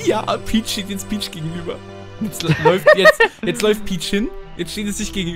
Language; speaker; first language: German; native; German